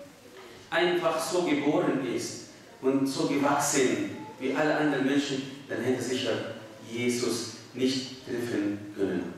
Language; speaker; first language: German; non-native, fluent; Arabic